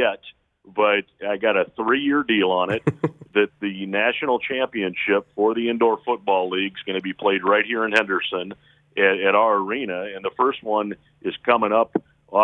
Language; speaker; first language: English; native; English